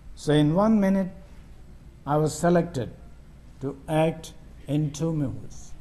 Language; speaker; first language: English; non-native, local second language; Telugu